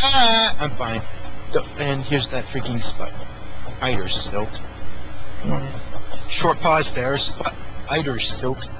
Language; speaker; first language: English; native; English